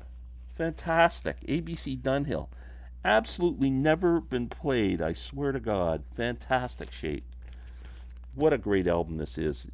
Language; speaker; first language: English; native; English